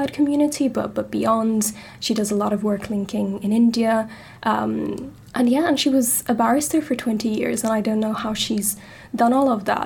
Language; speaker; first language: English; non-native, fluent; Italian